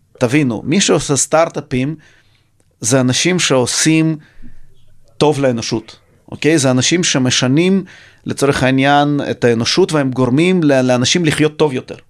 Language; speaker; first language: Hebrew; early bilingual, other home language; Russian